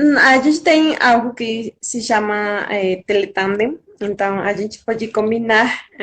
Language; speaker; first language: Portuguese; non-native, fluent; Spanish